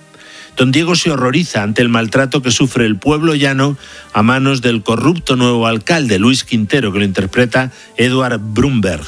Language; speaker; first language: Spanish; native; Spanish